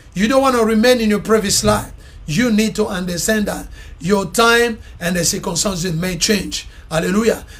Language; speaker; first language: English; non-native, fluent; Lingala